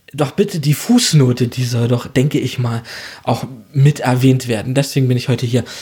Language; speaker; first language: German; native; German